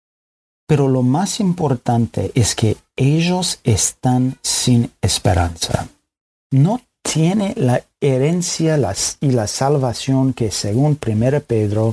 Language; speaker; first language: Spanish; non-native, fluent; English